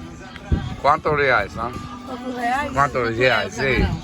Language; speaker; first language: Spanish; non-native, learner; English